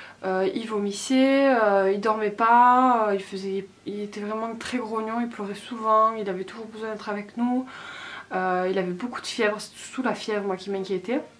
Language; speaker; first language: French; native; French